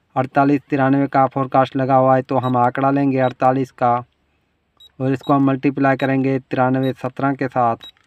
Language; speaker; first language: Urdu; non-native, local second language; Punjabi